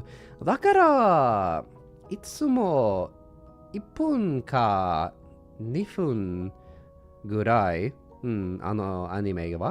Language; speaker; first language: Japanese; non-native, learner; English